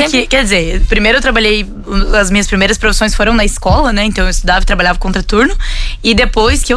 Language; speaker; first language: Portuguese; native; Portuguese